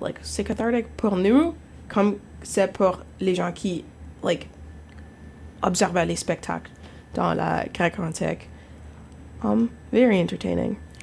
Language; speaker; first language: French; non-native, fluent; English